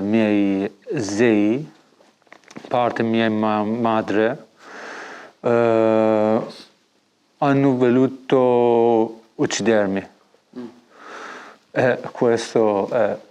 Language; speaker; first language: Italian; non-native, learner; Persian